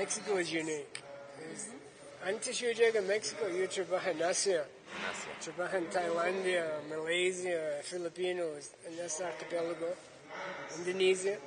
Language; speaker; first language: Spanish; non-native, learner; English